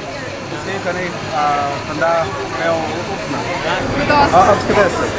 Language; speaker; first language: Dutch; non-native, learner; Portuguese